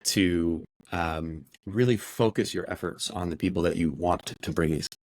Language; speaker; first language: English; native; English